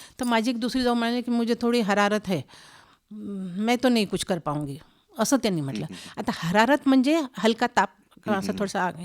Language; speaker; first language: Marathi; non-native, local second language; Hindi